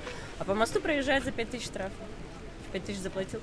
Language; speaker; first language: Russian; native; Russian